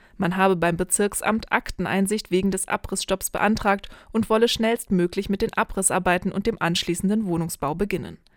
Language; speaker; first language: German; native; German